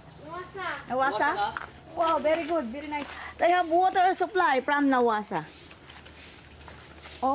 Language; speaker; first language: English; non-native, learner; Filipino